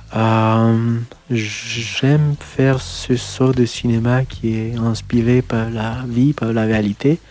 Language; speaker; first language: French; non-native, fluent; Romanian